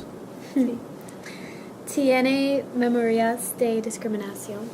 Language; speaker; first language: Spanish; non-native, learner; English